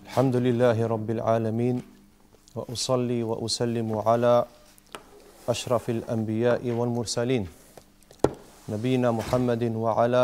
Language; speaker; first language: Arabic; non-native, fluent; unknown